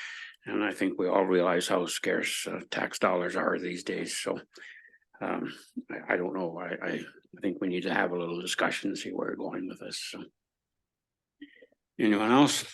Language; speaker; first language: English; native; English